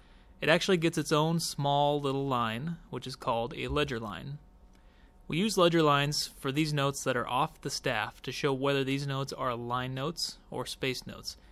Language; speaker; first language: English; native; English